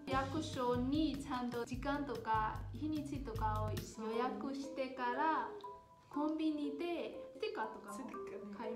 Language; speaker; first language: Japanese; non-native, fluent; Burmese